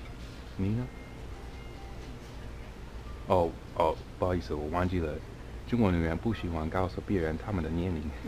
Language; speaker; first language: Chinese; non-native, fluent; English